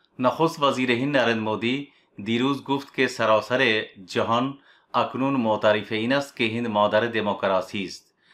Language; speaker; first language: Persian; non-native, fluent; Urdu